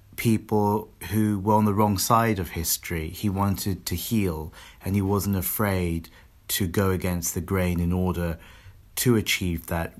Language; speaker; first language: English; native; English